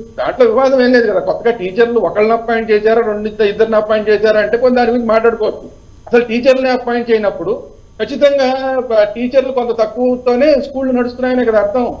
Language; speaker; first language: Telugu; native; Telugu